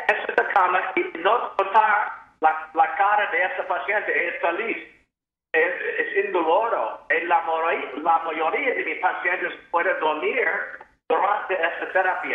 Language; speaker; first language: Spanish; non-native, fluent; English